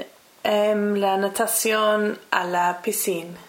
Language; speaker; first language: French; non-native, learner; English